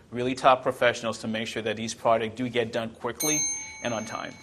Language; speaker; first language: English; non-native, local second language; Yoruba